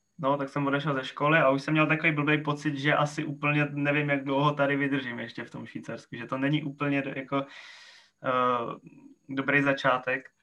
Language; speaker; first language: Czech; native; Czech